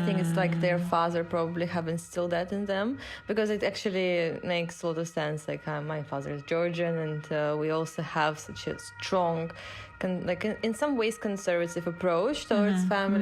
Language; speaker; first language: English; non-native, fluent; Russian